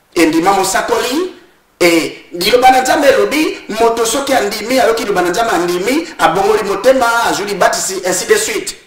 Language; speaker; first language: Lingala; native; Lingala